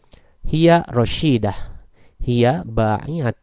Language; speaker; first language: Arabic; non-native, fluent; Indonesian